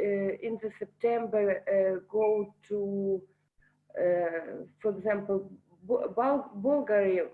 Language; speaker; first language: English; non-native, learner; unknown